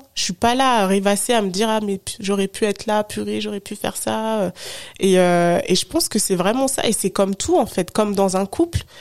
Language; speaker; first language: French; native; French